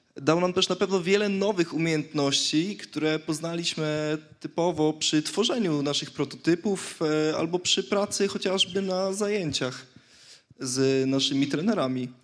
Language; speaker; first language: Polish; native; Polish